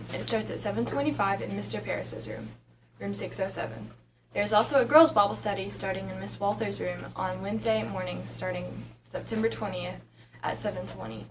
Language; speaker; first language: English; native; English